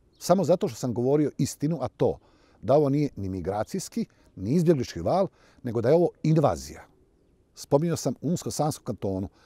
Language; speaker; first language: Croatian; native; Croatian